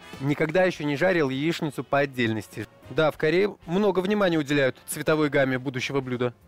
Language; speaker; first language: Russian; native; Russian